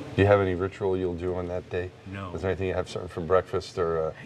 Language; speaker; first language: English; native; English